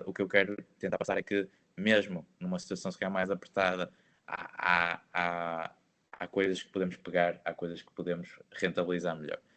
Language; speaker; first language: Portuguese; native; Portuguese